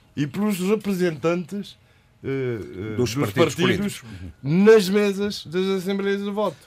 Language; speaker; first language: Portuguese; non-native, local second language; Kabuverdianu